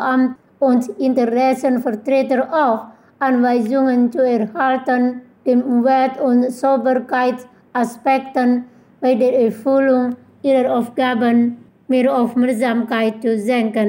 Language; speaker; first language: German; non-native, fluent; Indonesian